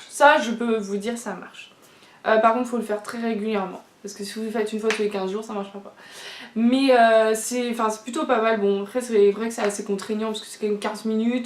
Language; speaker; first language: French; native; French